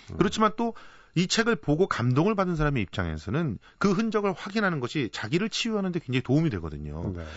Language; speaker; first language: Korean; native; Korean